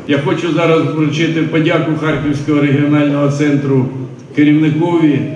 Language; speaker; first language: Ukrainian; native; Ukrainian